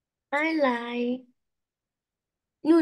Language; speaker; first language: English; non-native, learner; Vietnamese